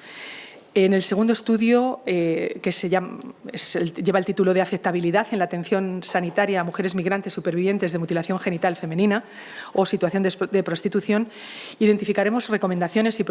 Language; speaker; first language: Spanish; native; Spanish